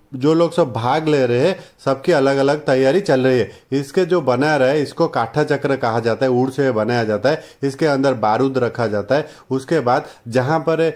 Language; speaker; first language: Hindi; non-native, local second language; Odia